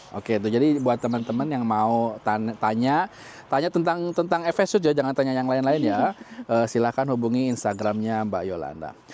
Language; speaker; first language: Indonesian; native; Indonesian